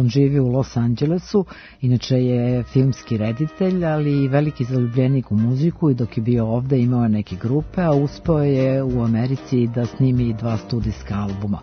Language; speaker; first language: Serbian; native; Serbian